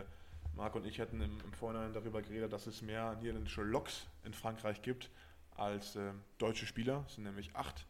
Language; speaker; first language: German; native; German